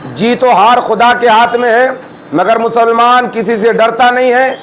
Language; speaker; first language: Urdu; native; Urdu